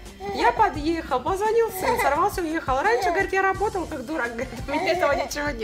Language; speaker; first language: Russian; native; Russian